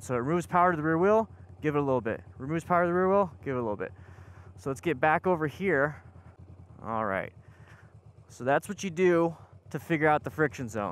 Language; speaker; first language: English; native; English